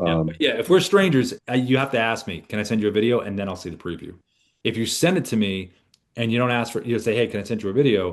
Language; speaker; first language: English; native; English